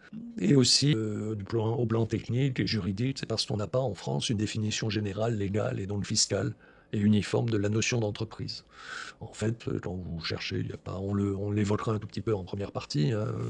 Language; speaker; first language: French; native; French